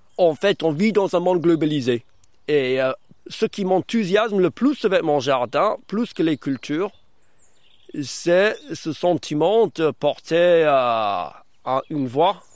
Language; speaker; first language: French; early bilingual, other home language; English